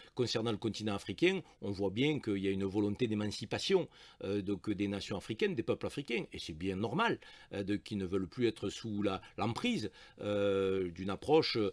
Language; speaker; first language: French; native; French